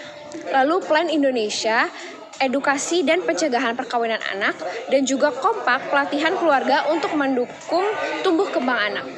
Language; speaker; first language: Indonesian; native; Indonesian